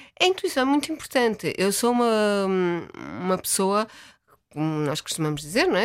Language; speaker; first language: Portuguese; native; Portuguese